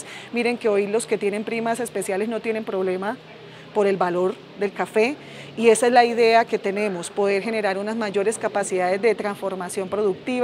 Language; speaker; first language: Spanish; native; Spanish